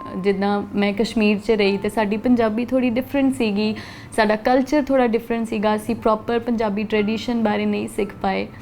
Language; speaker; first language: Punjabi; native; Punjabi